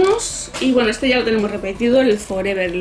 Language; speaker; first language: Spanish; native; Spanish